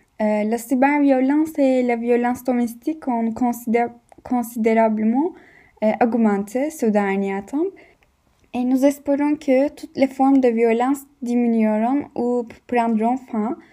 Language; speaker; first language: French; non-native, learner; Turkish